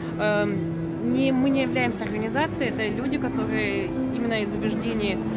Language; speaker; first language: Russian; native; Russian